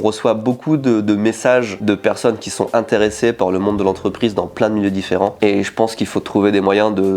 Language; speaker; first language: French; native; French